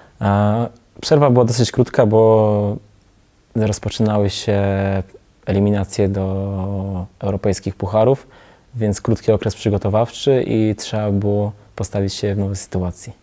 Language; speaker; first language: Polish; native; Polish